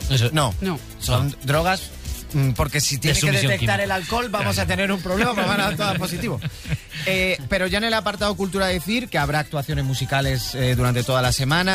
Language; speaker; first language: Spanish; native; Spanish